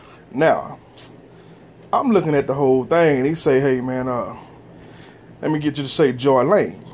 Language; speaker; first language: English; native; English